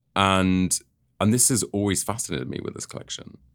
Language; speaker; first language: English; native; English